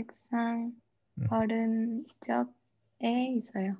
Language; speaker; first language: Korean; non-native, learner; Spanish